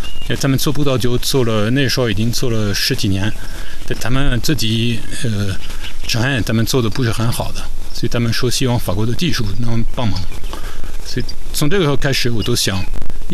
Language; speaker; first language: Chinese; non-native, fluent; French